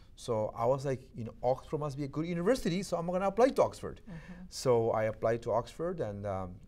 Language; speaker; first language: English; non-native, fluent; Shipibo-Conibo